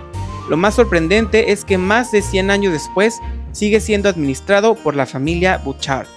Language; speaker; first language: Spanish; native; Spanish